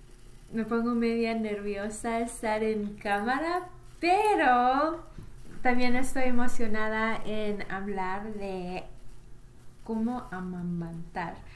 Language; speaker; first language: Spanish; early bilingual, heritage; Spanish